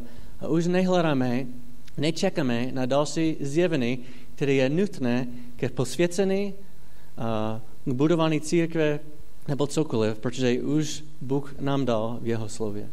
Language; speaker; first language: Czech; non-native, fluent; English